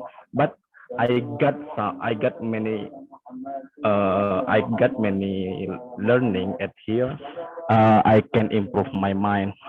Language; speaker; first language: English; non-native, learner; Indonesian